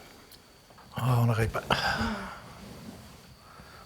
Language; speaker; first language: Japanese; non-native, fluent; Kurdish